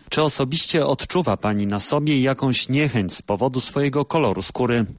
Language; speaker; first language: Polish; native; Polish